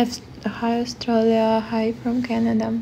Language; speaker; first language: English; non-native, learner; Ukrainian